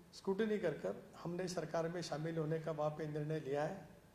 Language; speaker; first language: Hindi; non-native, local second language; Marathi